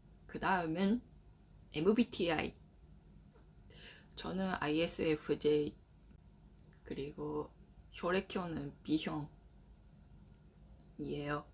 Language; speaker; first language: Korean; non-native, learner; Japanese